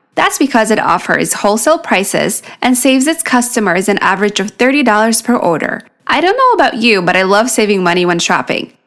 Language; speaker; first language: English; non-native, fluent; Polish